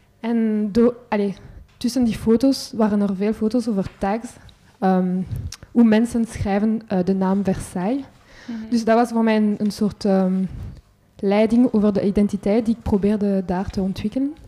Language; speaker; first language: Dutch; non-native, local second language; French